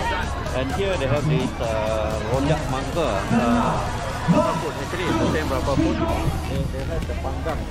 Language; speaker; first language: English; non-native, local second language; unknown